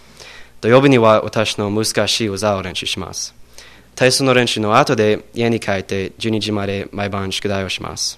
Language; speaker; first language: Japanese; non-native, learner; English